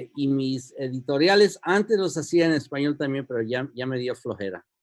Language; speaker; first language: Spanish; early bilingual, heritage; Spanish